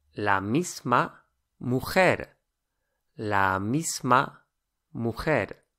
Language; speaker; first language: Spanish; non-native, fluent; English